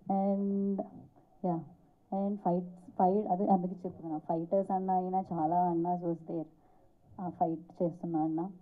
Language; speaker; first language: Telugu; non-native, learner; Malayalam